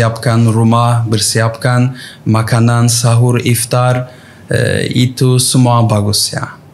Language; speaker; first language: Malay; non-native, learner; Turkish